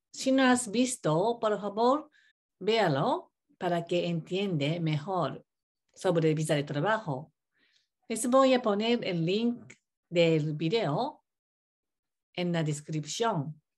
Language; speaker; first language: Spanish; non-native, learner; Japanese